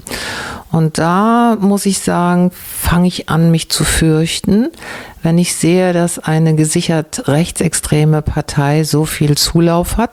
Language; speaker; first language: German; native; German